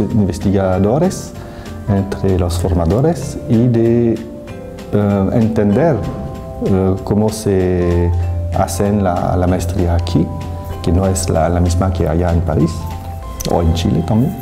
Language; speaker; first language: Spanish; non-native, fluent; French